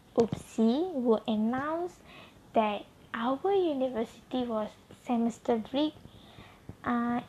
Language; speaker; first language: English; non-native, local second language; Malay